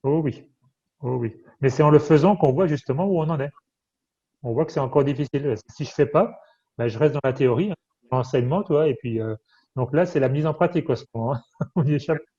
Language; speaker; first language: French; native; French